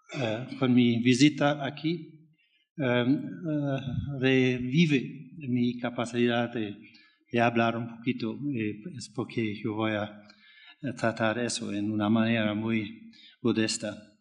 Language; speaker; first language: Spanish; non-native, learner; German